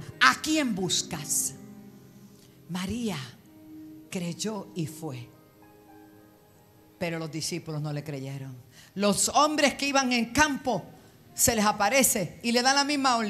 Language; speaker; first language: Spanish; native; Spanish